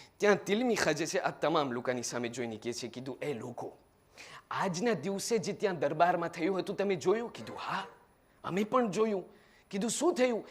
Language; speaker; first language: Gujarati; early bilingual, heritage; Gujarati